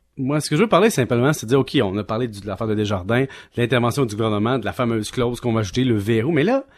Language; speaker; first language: French; native; French